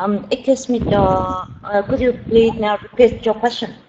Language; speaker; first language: English; non-native, learner; Vietnamese